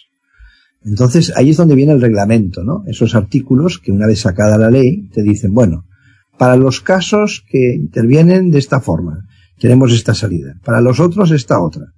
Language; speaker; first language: Spanish; native; Spanish